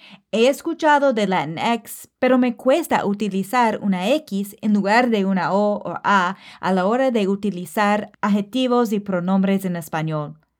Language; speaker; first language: Spanish; non-native, fluent; English